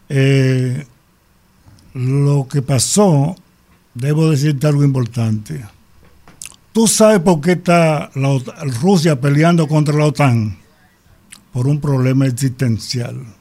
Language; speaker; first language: Spanish; native; Spanish